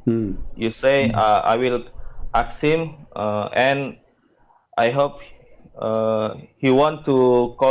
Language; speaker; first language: English; non-native, learner; Indonesian